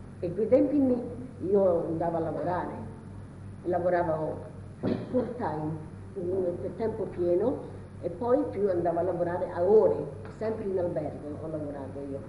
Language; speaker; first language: Italian; native; Italian